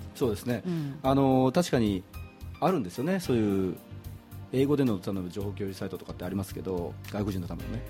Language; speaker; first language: Japanese; native; Japanese